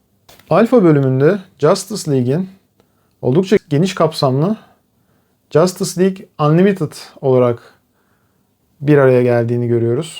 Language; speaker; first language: Turkish; native; Turkish